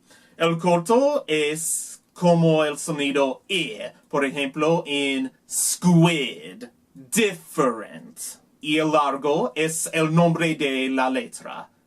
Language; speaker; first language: Spanish; non-native, learner; English